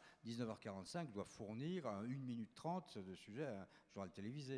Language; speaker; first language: French; native; French